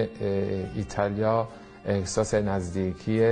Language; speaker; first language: Persian; non-native, fluent; Italian